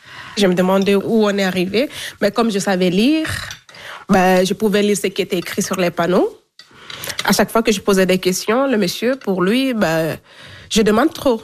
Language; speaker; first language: French; non-native, local second language; Fula